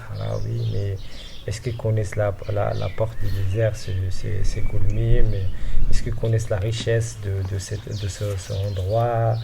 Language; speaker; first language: French; non-native, local second language; Arabic